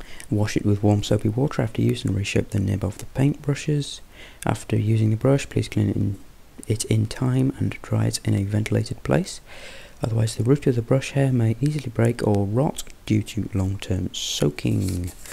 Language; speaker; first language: English; native; English